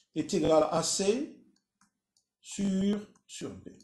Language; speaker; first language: French; non-native, local second language; Arabic